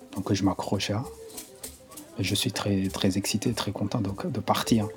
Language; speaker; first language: French; non-native, local second language; Kinyarwanda